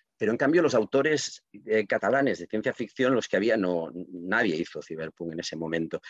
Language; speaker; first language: Spanish; non-native, local second language; Catalan